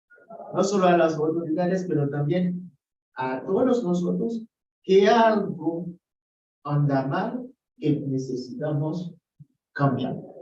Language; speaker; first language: Spanish; non-native, fluent; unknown